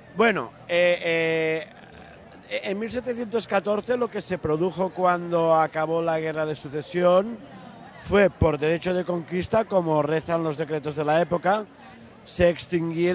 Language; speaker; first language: Spanish; non-native, local second language; Catalan